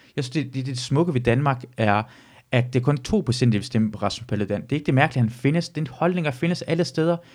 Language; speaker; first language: Danish; early bilingual, other home language; Persian